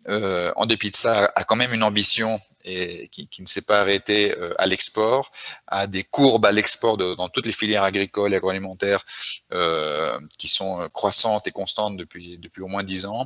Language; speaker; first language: French; native; French